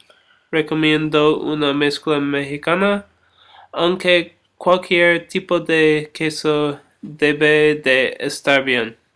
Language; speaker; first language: Spanish; non-native, learner; English